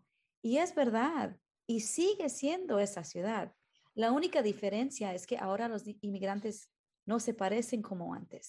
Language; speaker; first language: Spanish; early bilingual, heritage; Spanish